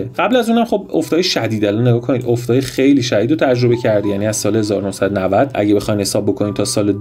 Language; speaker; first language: Persian; native; Persian